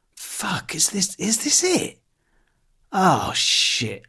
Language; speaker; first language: English; non-native, local second language; Welsh